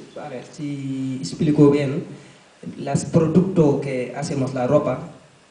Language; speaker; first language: Spanish; non-native, learner; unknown